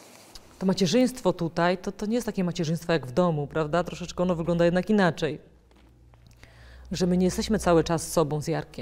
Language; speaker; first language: Polish; native; Polish